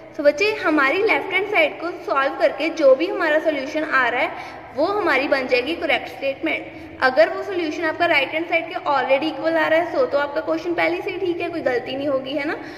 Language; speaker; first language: Hindi; non-native, local second language; Punjabi